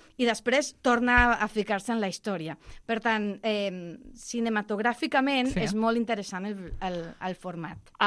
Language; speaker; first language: Catalan; non-native, local second language; Spanish